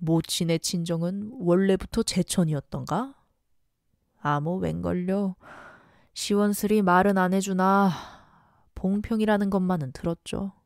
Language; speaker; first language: Korean; native; Korean